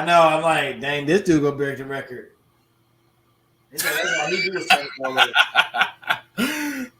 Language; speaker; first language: English; native; English